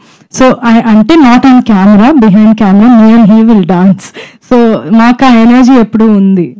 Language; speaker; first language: Telugu; non-native, fluent; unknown